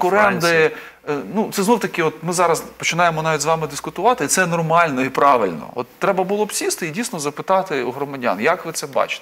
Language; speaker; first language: Ukrainian; native; Ukrainian